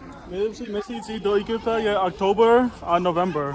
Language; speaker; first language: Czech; non-native, learner; English